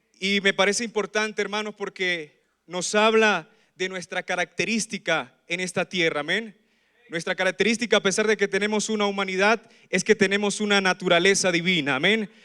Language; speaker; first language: Spanish; native; Spanish